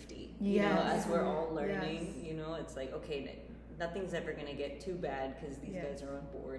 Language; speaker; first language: English; native; English